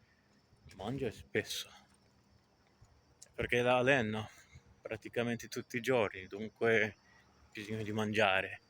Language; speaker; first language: Italian; non-native, learner; Portuguese